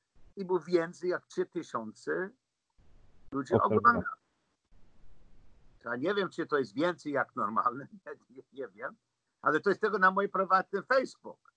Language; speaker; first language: Polish; non-native, learner; English